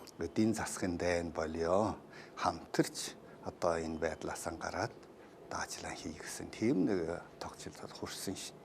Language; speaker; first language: Mongolian; native; Mongolian